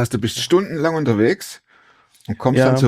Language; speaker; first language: German; native; German